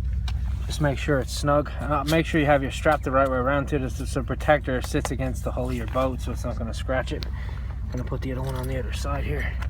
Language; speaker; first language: English; native; English